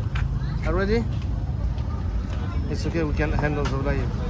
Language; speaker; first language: English; non-native, learner; French